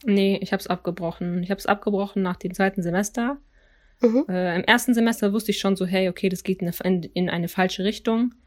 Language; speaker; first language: German; early bilingual, other home language; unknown